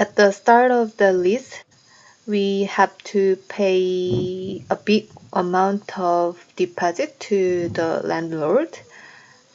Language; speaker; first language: English; non-native, learner; Korean